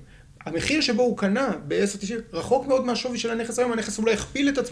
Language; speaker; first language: Hebrew; native; Hebrew